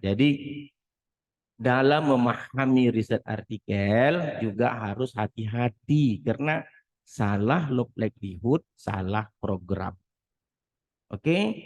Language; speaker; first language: Indonesian; native; Indonesian